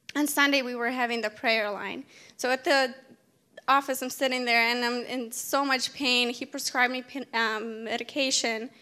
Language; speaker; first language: English; native; English